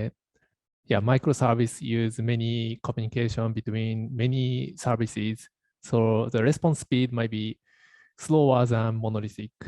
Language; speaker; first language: English; non-native, learner; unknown